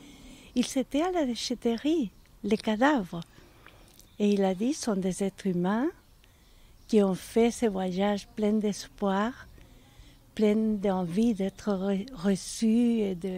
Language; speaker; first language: French; non-native, fluent; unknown